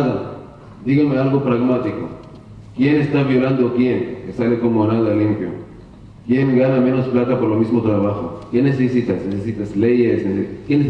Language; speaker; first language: Spanish; non-native, learner; Hebrew